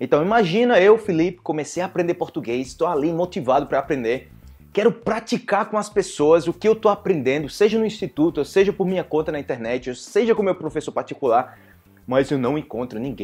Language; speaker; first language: Portuguese; native; Portuguese